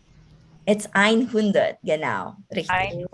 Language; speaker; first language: German; non-native, fluent; Filipino